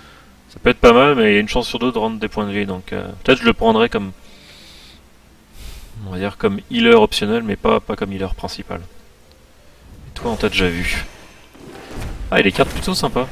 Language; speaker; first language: French; native; French